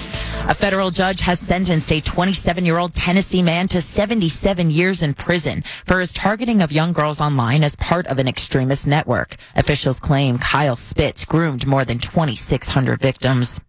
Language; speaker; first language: English; native; English